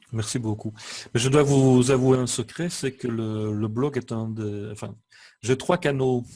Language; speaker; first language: French; native; French